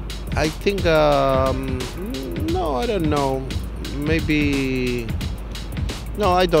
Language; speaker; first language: English; non-native, learner; Spanish